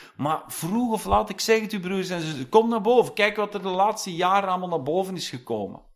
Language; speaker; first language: Dutch; non-native, fluent; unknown